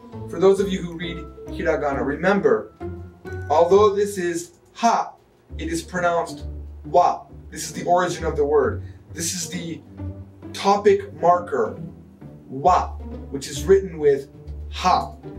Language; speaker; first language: English; native; English